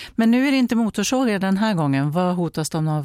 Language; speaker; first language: Swedish; native; Swedish